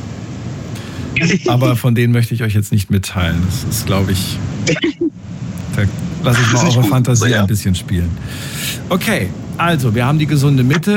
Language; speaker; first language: German; native; German